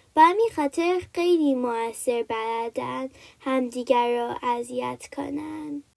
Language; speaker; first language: Persian; early bilingual, heritage; Persian